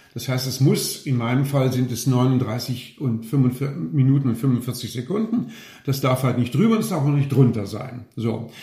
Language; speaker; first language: German; native; German